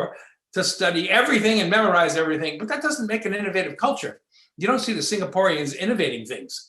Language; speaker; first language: English; native; English